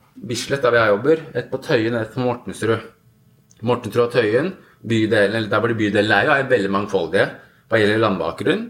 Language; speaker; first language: Norwegian; early bilingual, other home language; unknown